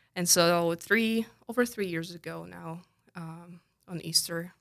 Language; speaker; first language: English; non-native, fluent; Russian